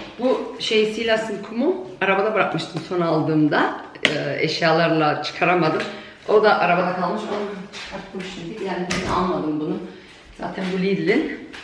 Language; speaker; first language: Turkish; early bilingual, heritage; Turkish